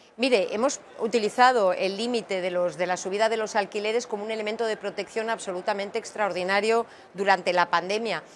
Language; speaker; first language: Spanish; native; Spanish